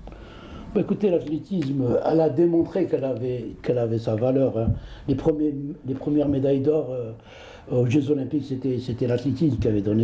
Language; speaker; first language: French; non-native, local second language; Arabic